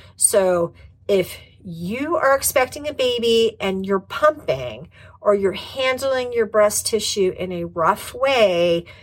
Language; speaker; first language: English; native; English